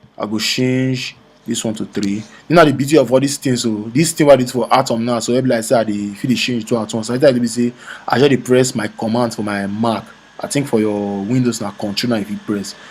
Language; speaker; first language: Nigerian Pidgin; native; Nigerian Pidgin